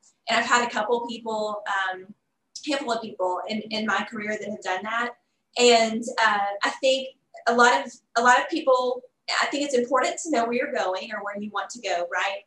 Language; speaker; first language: English; native; English